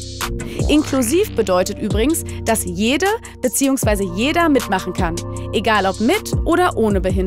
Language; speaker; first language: German; native; German